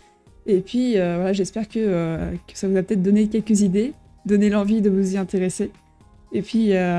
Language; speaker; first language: French; native; French